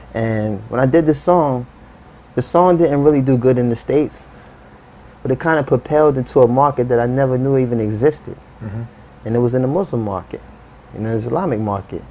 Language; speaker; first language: English; native; English